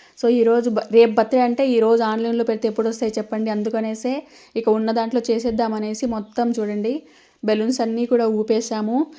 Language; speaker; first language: Telugu; native; Telugu